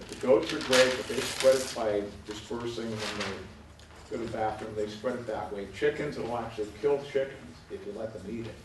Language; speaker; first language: English; native; English